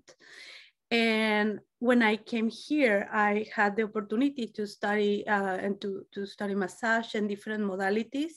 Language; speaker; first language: English; non-native, fluent; Spanish